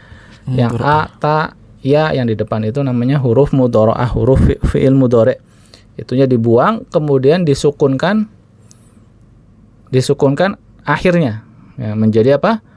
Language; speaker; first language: Indonesian; native; Indonesian